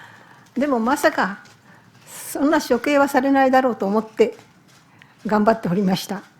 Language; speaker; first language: Japanese; native; Japanese